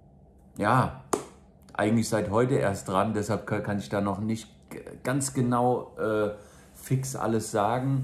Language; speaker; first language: German; native; German